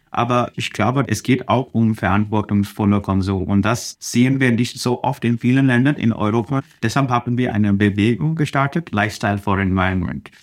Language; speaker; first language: German; non-native, fluent; Telugu